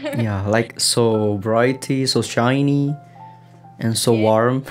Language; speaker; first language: English; non-native, learner; Indonesian